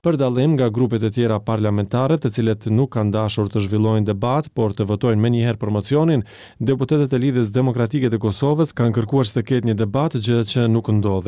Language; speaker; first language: Albanian; native; Albanian